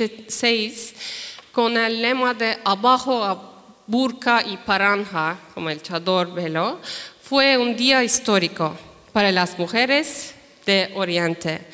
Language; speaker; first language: Spanish; non-native, fluent; Turkish